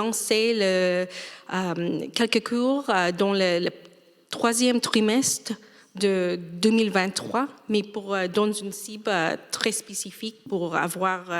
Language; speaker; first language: French; non-native, fluent; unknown